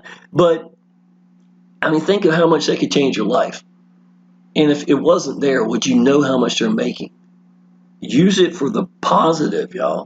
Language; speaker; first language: English; native; English